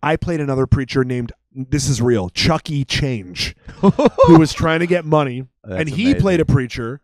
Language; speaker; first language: English; native; English